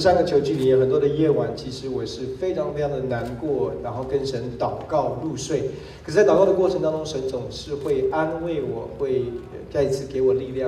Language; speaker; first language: Chinese; native; Chinese